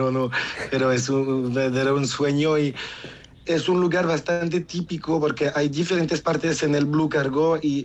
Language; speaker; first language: Spanish; non-native, learner; French